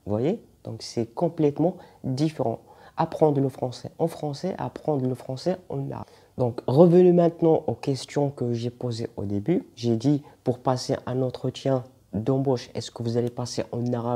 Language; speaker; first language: French; non-native, local second language; Arabic